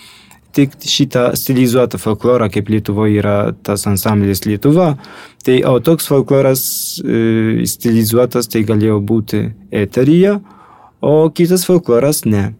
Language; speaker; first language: Lithuanian; non-native, fluent; Polish